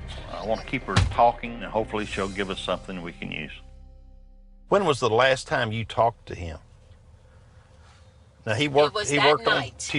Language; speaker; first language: English; native; English